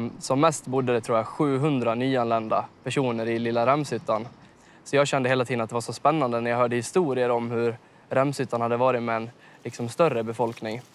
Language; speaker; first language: Swedish; native; Swedish